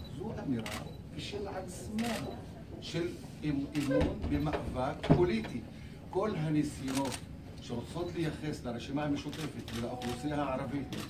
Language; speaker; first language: Hebrew; non-native, local second language; Arabic